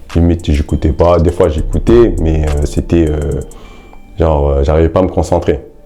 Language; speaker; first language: French; early bilingual, other home language; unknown